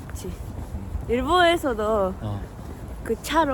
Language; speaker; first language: Korean; non-native, fluent; Japanese